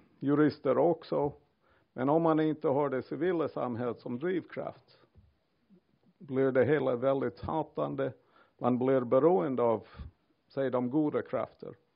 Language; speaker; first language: Swedish; non-native, fluent; English